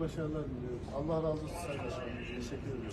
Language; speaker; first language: Turkish; native; Turkish